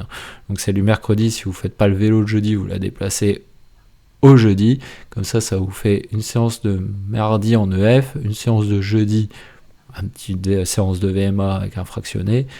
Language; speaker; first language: French; native; French